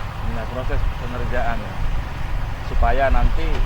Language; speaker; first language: Indonesian; non-native, local second language; Sasak